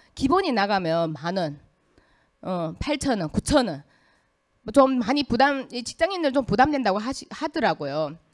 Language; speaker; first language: Korean; early bilingual, heritage; Korean